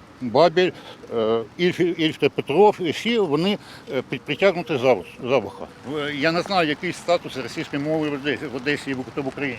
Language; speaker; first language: Ukrainian; non-native, local second language; Russian